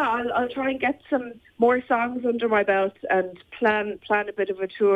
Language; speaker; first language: English; native; English